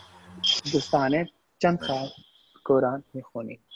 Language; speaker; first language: Persian; non-native, learner; Urdu